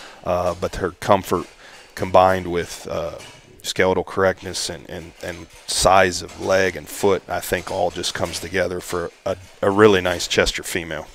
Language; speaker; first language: English; native; English